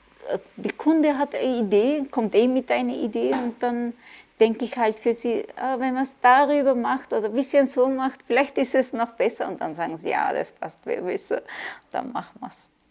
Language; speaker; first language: German; early bilingual, other home language; Turkish